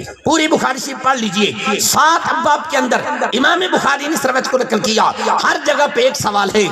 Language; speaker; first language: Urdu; non-native, local second language; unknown